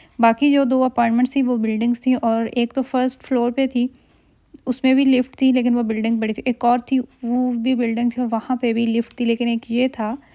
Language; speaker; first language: Urdu; native; Urdu